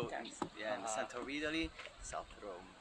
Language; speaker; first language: English; non-native, learner; Italian